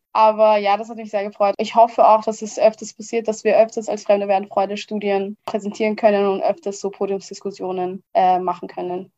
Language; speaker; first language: German; early bilingual, other home language; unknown